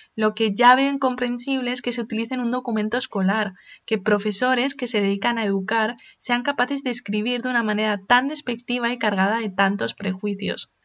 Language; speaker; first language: Spanish; early bilingual, other home language; Chinese